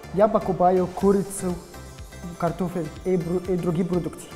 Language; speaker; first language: Russian; non-native, learner; Arabic